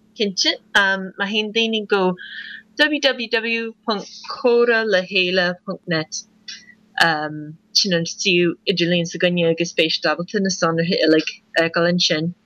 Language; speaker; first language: Irish; non-native, fluent; English